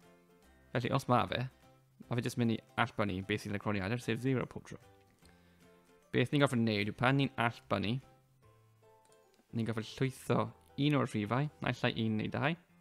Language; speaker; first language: Welsh; native; Welsh